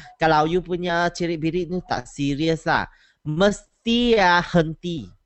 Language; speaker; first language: Malay; non-native, local second language; Chinese